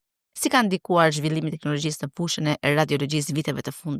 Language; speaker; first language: Albanian; native; Albanian